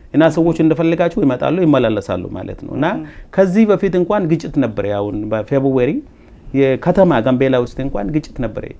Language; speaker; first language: Amharic; non-native, local second language; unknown